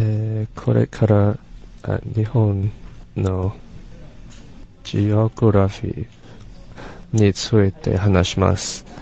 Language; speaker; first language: Japanese; non-native, learner; English